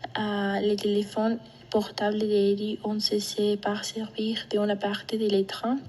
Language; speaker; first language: French; non-native, learner; Spanish